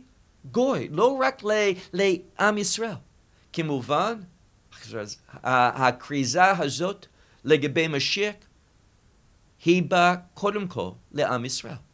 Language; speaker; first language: Hebrew; non-native, fluent; English